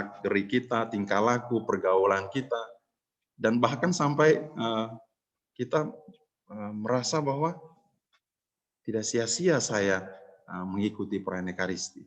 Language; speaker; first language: Indonesian; native; Indonesian